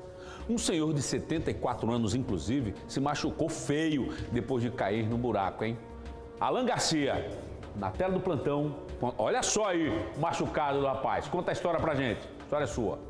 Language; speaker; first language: Portuguese; native; Portuguese